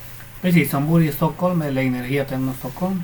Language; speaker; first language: Swedish; non-native, fluent; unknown